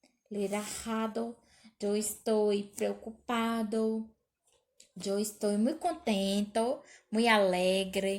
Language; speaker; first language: Spanish; non-native, learner; Portuguese